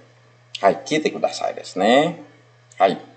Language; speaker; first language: Japanese; non-native, fluent; Indonesian